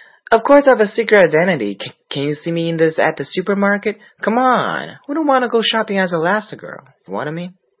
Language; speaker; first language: English; non-native, fluent; Chinese